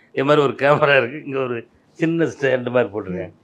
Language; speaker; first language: Tamil; native; Tamil